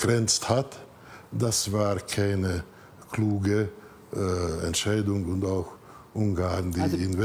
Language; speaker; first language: German; non-native, fluent; Hungarian